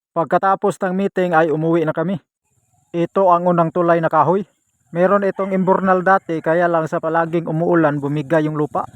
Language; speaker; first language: Filipino; non-native, local second language; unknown